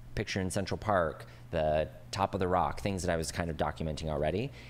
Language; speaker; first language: English; native; English